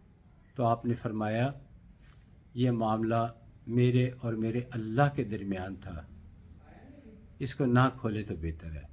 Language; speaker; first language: Urdu; native; Urdu